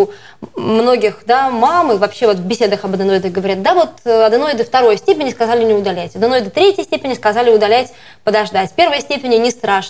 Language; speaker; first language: Russian; native; Russian